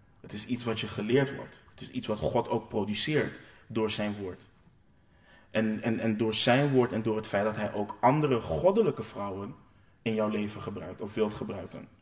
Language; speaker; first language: Dutch; non-native, local second language; Papiamento